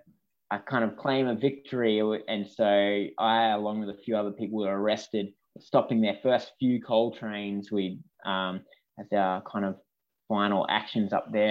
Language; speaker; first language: English; native; English